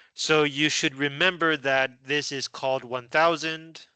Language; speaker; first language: English; non-native, fluent; Chinese